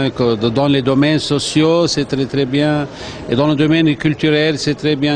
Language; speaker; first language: French; non-native, fluent; Arabic